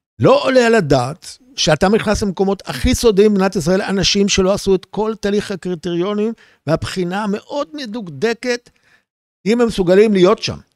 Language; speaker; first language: Hebrew; native; Hebrew